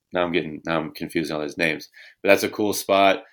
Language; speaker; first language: English; native; English